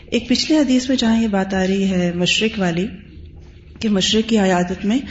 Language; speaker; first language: Urdu; native; Urdu